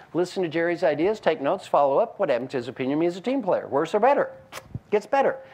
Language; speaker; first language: English; native; English